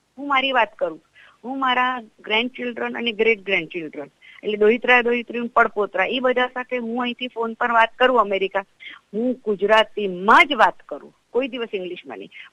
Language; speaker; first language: Gujarati; non-native, local second language; Marathi